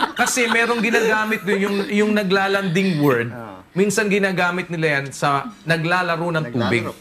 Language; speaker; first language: Filipino; native; Filipino